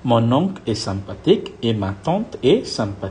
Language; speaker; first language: French; non-native, fluent; Malay